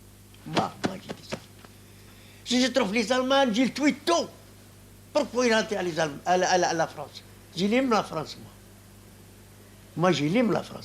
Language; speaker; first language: French; non-native, learner; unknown